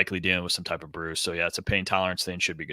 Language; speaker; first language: English; native; English